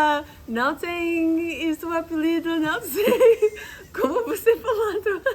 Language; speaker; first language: Portuguese; early bilingual, other home language; English